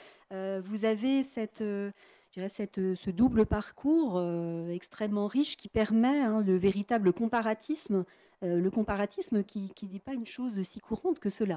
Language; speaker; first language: French; native; French